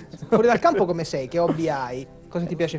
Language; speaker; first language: Italian; native; Italian